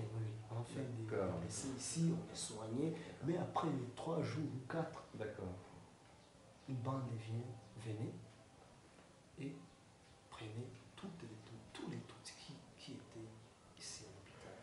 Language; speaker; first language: French; non-native, learner; Kinyarwanda